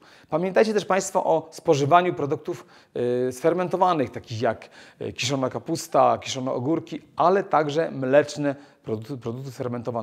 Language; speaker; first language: Polish; native; Polish